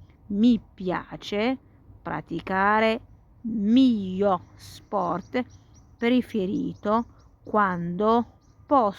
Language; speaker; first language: Italian; non-native, fluent; Arabic